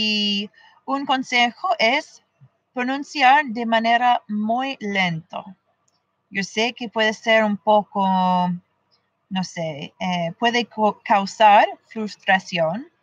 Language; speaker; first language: Spanish; non-native, fluent; English